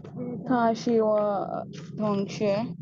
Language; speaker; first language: Chinese; non-native, learner; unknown